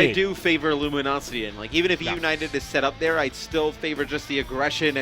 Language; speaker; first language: English; native; English